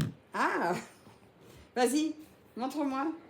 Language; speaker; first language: French; native; French